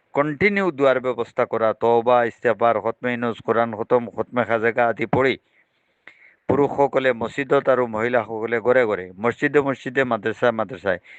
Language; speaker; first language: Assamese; non-native, local second language; Bangla